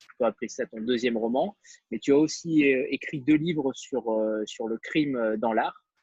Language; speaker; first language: French; native; French